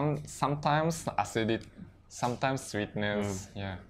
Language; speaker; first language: English; non-native, learner; Japanese